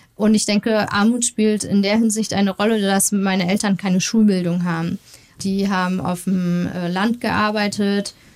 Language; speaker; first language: German; early bilingual, other home language; Turkish